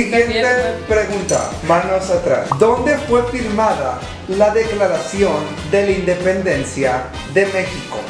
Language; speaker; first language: Spanish; native; Spanish